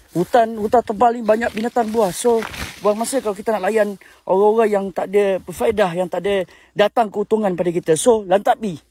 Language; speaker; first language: Malay; native; Malay